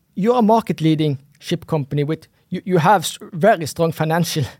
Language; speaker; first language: English; non-native, fluent; Norwegian